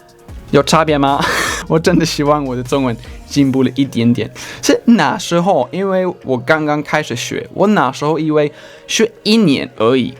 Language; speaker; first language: Chinese; non-native, fluent; Swedish